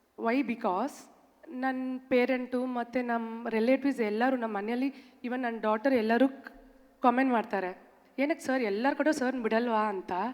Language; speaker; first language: Kannada; non-native, local second language; Tamil